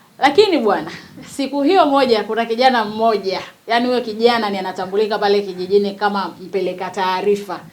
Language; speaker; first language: Swahili; native; Swahili